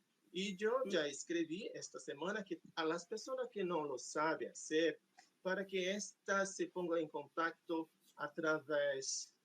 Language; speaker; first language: Spanish; non-native, fluent; Portuguese